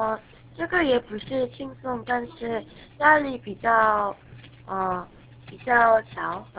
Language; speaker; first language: Chinese; non-native, learner; Korean